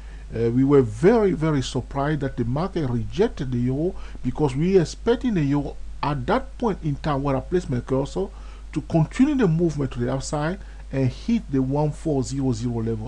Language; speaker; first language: English; non-native, fluent; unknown